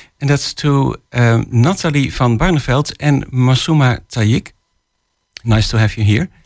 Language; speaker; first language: Dutch; native; Dutch